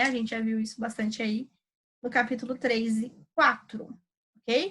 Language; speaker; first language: Portuguese; native; Portuguese